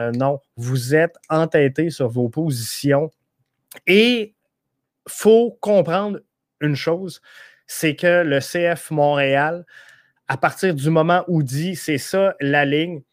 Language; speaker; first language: French; native; French